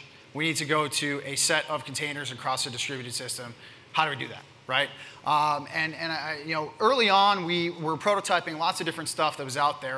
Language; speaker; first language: English; native; English